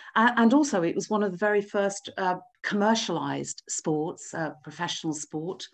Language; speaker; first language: English; native; English